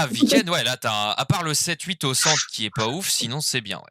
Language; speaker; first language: French; native; French